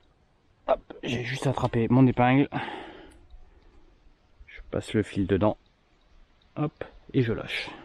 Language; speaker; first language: French; native; French